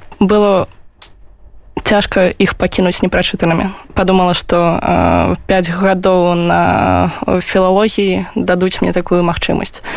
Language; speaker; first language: Belarusian; non-native, local second language; Russian